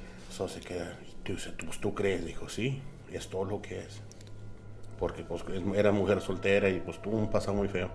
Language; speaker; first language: Spanish; early bilingual, heritage; Spanish